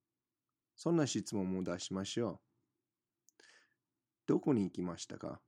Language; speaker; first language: Japanese; non-native, fluent; English